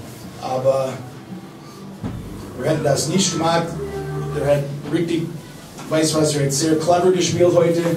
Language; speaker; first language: German; non-native, fluent; English